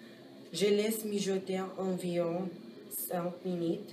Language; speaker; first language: French; non-native, learner; English